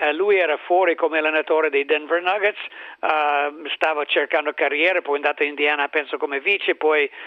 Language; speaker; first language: Italian; non-native, fluent; English